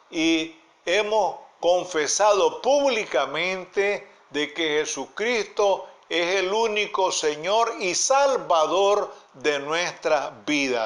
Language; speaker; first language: Spanish; native; Spanish